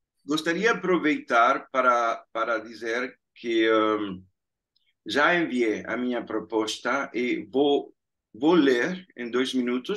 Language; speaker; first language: Portuguese; non-native, fluent; Spanish